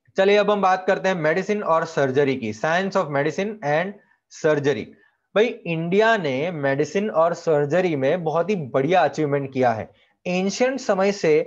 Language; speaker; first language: Hindi; non-native, local second language; Gujarati